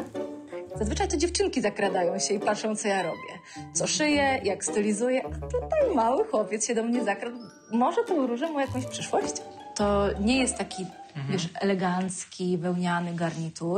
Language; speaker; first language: Polish; native; Polish